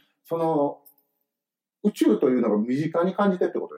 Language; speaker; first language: Japanese; native; Japanese